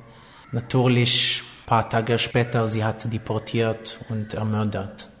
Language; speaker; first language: German; non-native, fluent; Hebrew